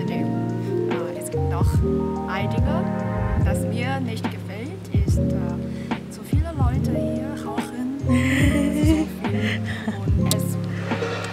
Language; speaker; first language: German; non-native, learner; Vietnamese